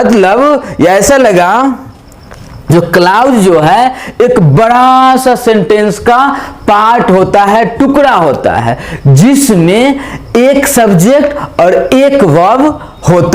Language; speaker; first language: Hindi; native; Hindi